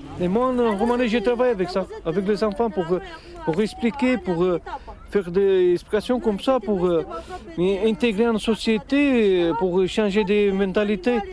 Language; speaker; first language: French; non-native, learner; Romanian